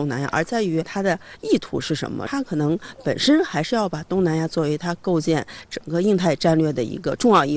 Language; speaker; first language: Chinese; native; Chinese